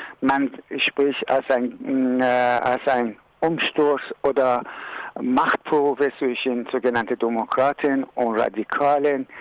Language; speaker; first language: German; non-native, learner; Persian